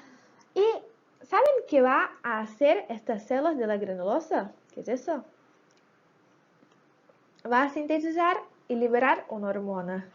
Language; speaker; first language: Spanish; native; Spanish